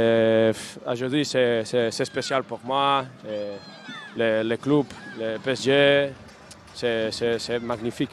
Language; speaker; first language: French; non-native, learner; Spanish